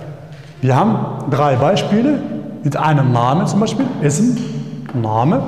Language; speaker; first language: German; non-native, fluent; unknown